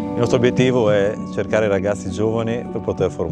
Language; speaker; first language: Italian; native; Italian